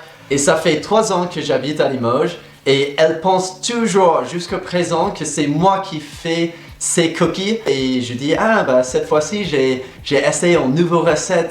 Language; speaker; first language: French; non-native, fluent; English